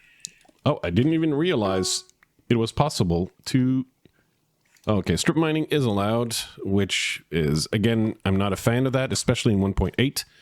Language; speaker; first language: English; native; English